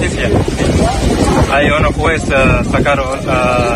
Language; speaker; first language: Spanish; non-native, learner; Arabic